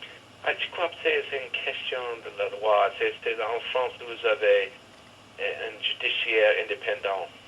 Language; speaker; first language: French; non-native, fluent; English